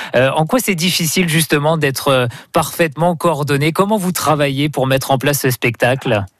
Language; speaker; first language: French; non-native, fluent; English